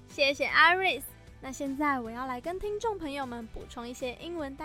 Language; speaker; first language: Chinese; native; Chinese